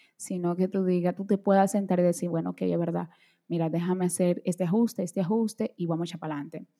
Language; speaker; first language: Spanish; early bilingual, other home language; Portuguese